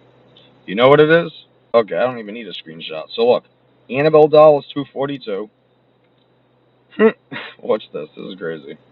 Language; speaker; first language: English; native; English